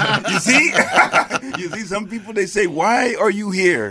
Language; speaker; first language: English; native; English